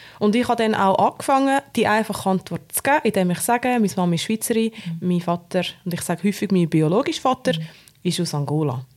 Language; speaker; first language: German; native; German